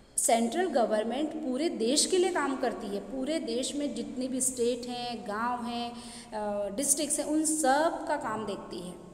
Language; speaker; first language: Hindi; non-native, local second language; Gujarati